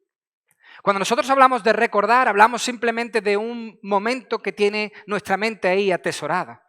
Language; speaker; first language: Spanish; native; Spanish